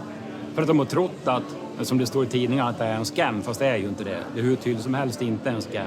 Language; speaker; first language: Swedish; native; Swedish